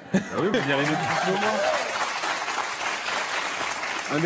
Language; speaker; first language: French; native; French